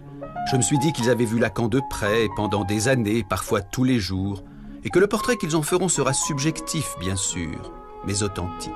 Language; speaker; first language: French; native; French